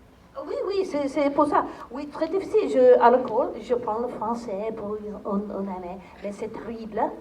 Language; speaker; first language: French; non-native, learner; English